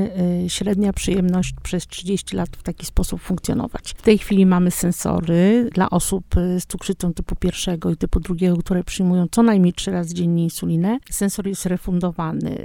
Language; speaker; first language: Polish; native; Polish